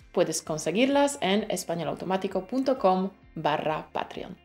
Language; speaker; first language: Spanish; native; Spanish